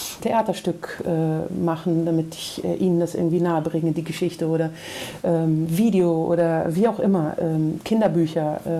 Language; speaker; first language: German; native; German